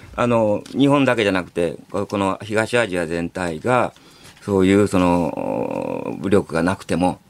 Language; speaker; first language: Japanese; native; Japanese